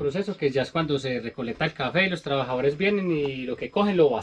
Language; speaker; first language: Spanish; native; Spanish